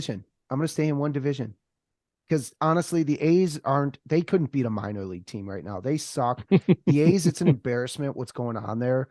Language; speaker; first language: English; native; English